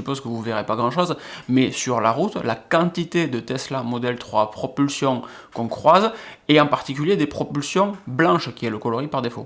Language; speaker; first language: French; native; French